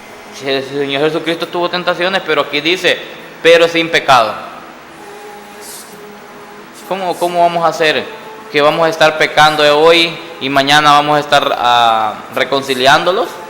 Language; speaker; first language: Spanish; native; Spanish